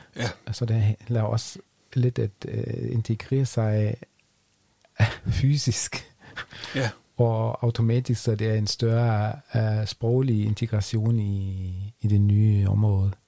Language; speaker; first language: Danish; non-native, fluent; German